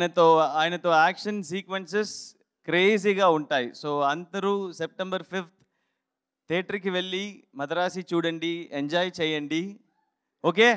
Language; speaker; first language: Telugu; non-native, learner; Tamil